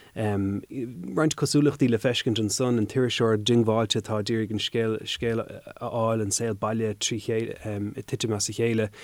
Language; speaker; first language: Irish; native; Irish